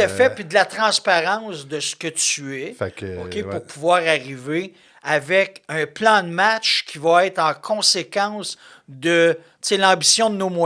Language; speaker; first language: French; native; French